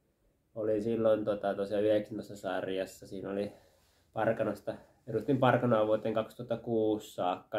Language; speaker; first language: Finnish; native; Finnish